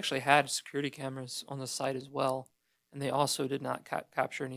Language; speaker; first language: English; native; English